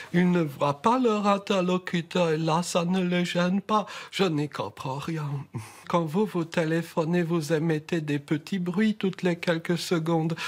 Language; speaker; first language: French; native; French